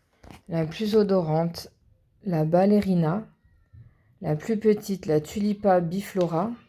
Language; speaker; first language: French; native; French